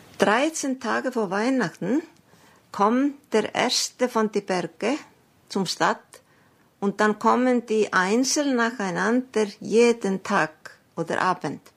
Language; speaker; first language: German; non-native, fluent; Icelandic